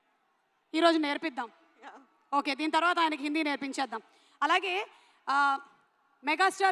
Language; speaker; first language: Telugu; native; Telugu